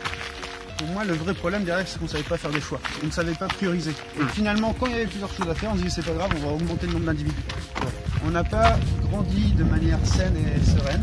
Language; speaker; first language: French; native; French